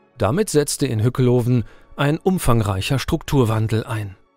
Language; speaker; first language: German; native; German